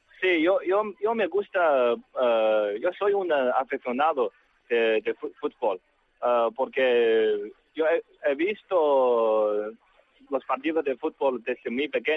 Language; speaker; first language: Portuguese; non-native, learner; Chinese